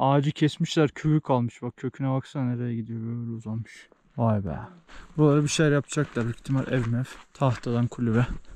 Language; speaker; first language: Turkish; native; Turkish